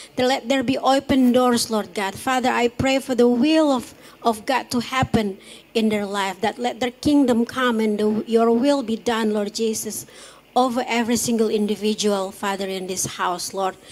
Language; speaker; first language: English; non-native, fluent; Indonesian